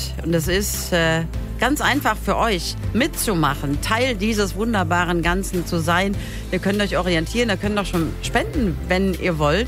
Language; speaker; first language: German; native; German